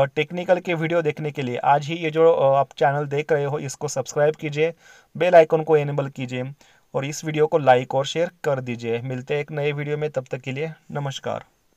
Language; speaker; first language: Hindi; non-native, local second language; Marathi